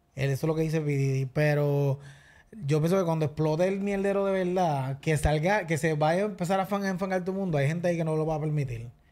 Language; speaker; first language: Spanish; native; Spanish